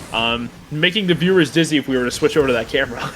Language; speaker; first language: English; native; English